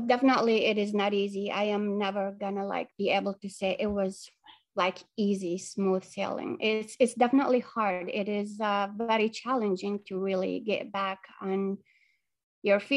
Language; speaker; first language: English; non-native, fluent; Arabic